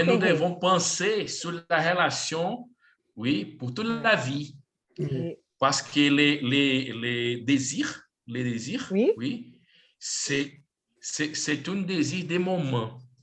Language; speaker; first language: French; non-native, learner; Portuguese